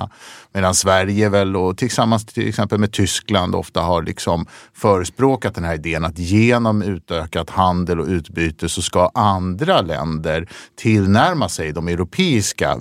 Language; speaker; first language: Swedish; native; Swedish